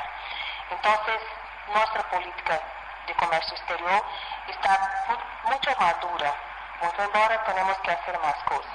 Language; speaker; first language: Spanish; non-native, fluent; Portuguese